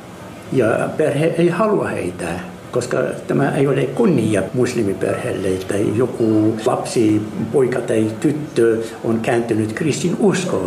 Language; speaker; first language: Finnish; non-native, fluent; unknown